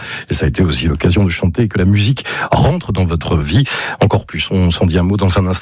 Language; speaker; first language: French; native; French